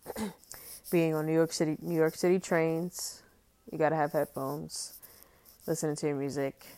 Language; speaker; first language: English; native; English